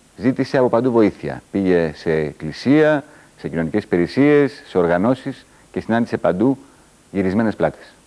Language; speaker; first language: Greek; native; Greek